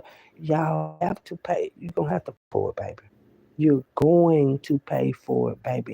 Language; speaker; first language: English; native; English